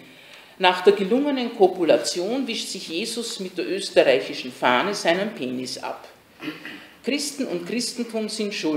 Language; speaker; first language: German; native; German